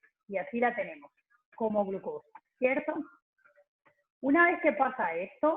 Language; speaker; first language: Spanish; native; Spanish